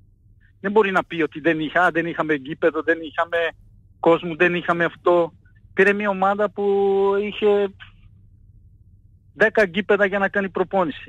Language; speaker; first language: Greek; non-native, fluent; Portuguese